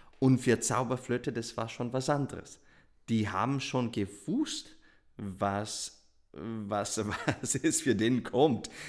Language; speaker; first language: German; non-native, fluent; Portuguese